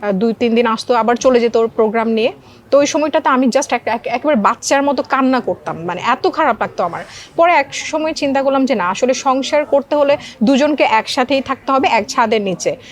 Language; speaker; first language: Bangla; non-native, local second language; Marma